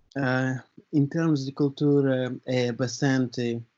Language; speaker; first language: Portuguese; non-native, fluent; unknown